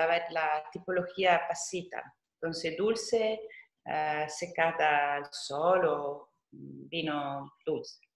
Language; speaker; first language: Spanish; non-native, fluent; Italian